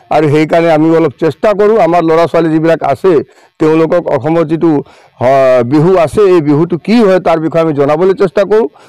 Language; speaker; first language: Assamese; non-native, local second language; Bhojpuri